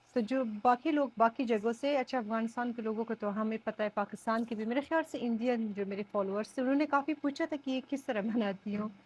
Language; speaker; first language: Urdu; non-native, fluent; Persian